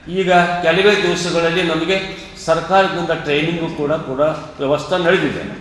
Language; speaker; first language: Kannada; native; Kannada